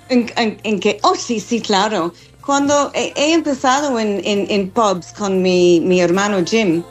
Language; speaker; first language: Spanish; non-native, learner; English